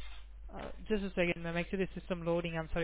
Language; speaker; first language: English; non-native, local second language; Gujarati